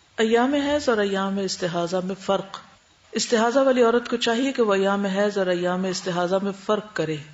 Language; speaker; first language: Urdu; native; Urdu